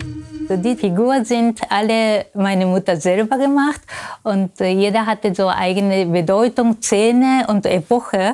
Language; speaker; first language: German; non-native, fluent; Japanese